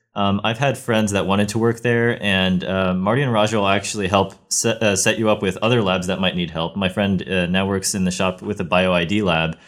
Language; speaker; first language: English; native; English